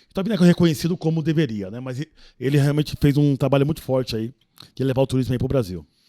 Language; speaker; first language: Portuguese; native; Portuguese